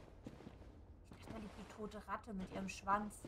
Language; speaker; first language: German; native; German